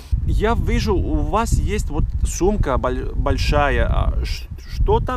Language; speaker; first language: Russian; non-native, fluent; Greek